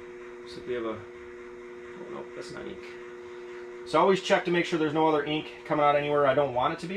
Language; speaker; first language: English; native; English